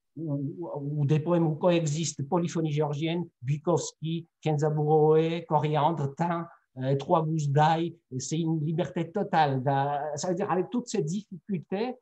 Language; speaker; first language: French; non-native, fluent; Georgian